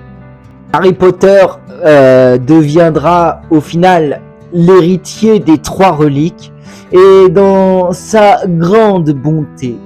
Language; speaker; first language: French; native; French